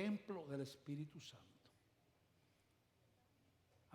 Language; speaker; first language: Spanish; native; Spanish